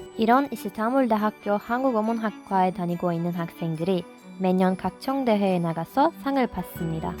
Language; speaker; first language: Korean; non-native, learner; Turkish